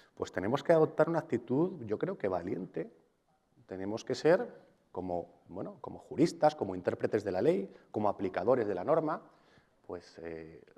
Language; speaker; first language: Spanish; non-native, local second language; Catalan